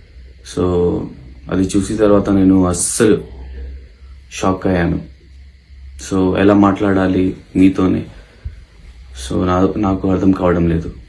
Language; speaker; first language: Telugu; non-native, local second language; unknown